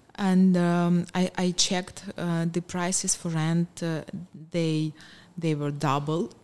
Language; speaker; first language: English; non-native, fluent; Ukrainian